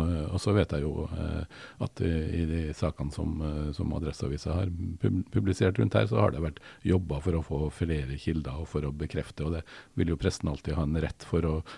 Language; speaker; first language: Norwegian; native; Norwegian